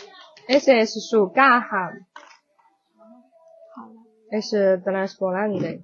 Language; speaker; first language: Spanish; non-native, learner; Chinese